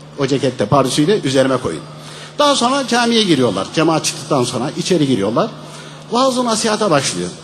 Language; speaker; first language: Turkish; native; Turkish